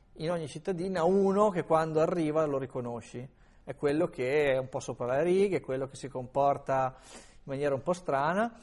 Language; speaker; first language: Italian; native; Italian